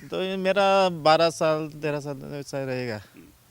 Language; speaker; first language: Hindi; non-native, local second language; Konkani